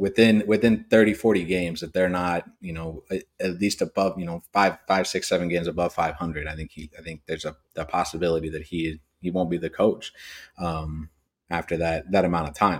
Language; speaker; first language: English; native; English